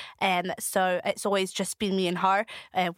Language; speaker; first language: English; native; English